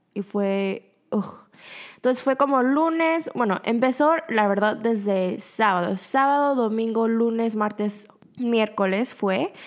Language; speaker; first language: Spanish; early bilingual, other home language; Korean